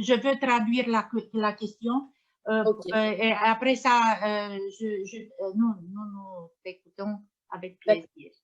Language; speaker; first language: French; non-native, learner; Romanian